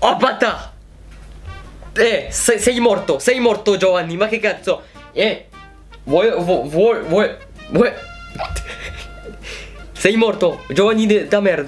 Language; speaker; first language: Italian; non-native, learner; French